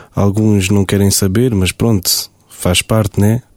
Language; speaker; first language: Portuguese; early bilingual, heritage; German